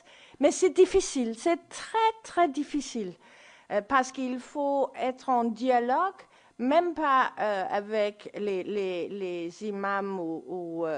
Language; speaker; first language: French; non-native, fluent; Danish